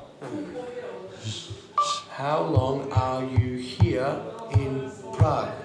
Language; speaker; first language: English; non-native, learner; Russian